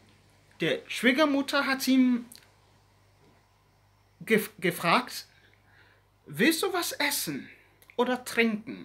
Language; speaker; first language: German; non-native, learner; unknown